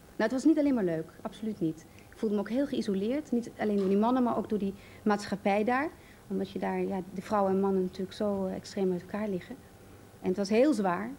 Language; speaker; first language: Dutch; native; Dutch